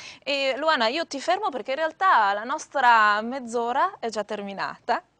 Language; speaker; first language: Italian; native; Italian